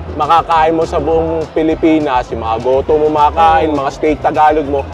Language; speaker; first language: Filipino; native; Filipino